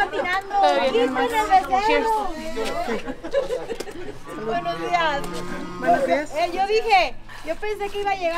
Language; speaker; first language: Spanish; native; Spanish